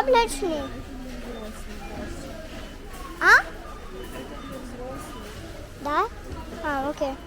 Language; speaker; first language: Russian; early bilingual, heritage; Russian